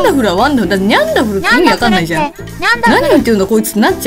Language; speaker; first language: Japanese; native; Japanese